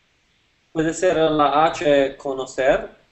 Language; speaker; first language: Spanish; non-native, fluent; Italian